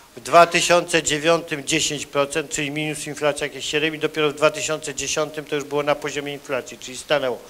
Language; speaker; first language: Polish; native; Polish